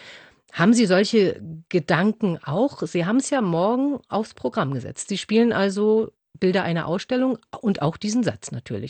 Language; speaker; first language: German; native; German